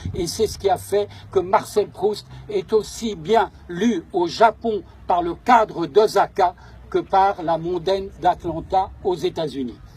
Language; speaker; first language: French; native; French